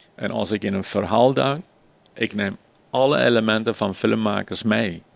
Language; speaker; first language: Dutch; non-native, fluent; Arabic